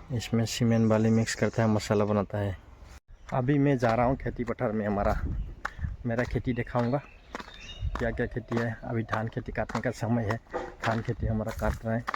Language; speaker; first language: Hindi; non-native, local second language; Assamese